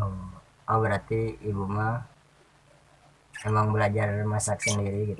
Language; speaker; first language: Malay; non-native, local second language; Sundanese